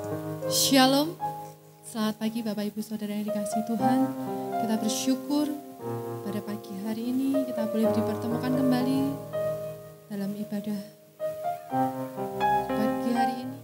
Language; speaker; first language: Indonesian; native; Indonesian